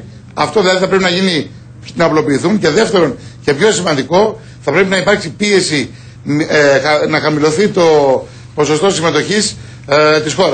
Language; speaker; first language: Greek; native; Greek